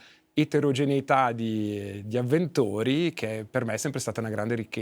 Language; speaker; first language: Italian; native; Italian